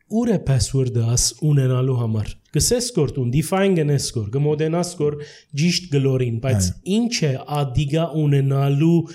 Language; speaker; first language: Armenian; early bilingual, heritage; Armenian